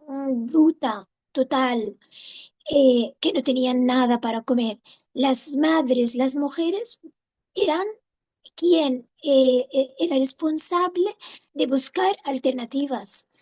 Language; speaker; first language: Spanish; non-native, fluent; Arabic